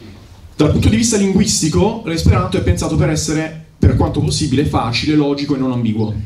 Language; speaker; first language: Italian; native; Italian